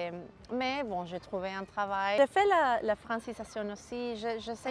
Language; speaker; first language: French; non-native, fluent; Spanish